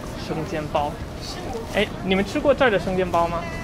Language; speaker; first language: Chinese; non-native, fluent; English